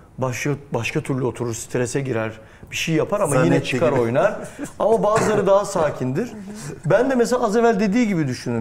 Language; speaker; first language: Turkish; native; Turkish